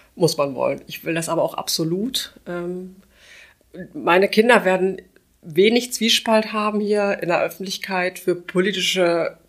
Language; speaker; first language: German; native; German